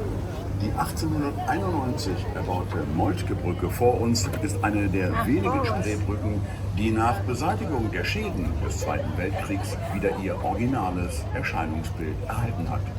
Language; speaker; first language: German; native; German